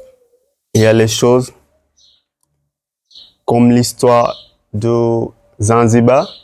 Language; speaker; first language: French; non-native, learner; Swahili